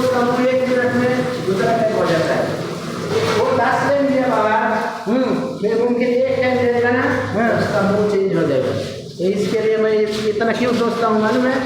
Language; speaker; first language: Hindi; non-native, learner; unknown